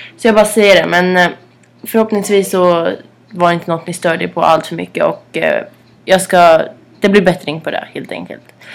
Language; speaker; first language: Swedish; native; Swedish